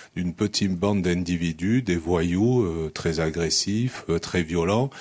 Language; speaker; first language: French; native; French